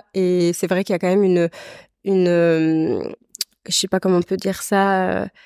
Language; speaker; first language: French; native; French